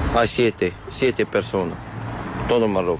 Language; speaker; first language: Spanish; non-native, learner; Arabic